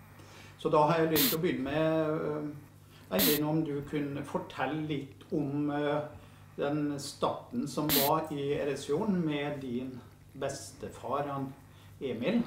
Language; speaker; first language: Norwegian; native; Norwegian